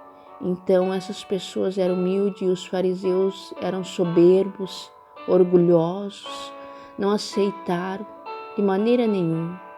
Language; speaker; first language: Portuguese; native; Portuguese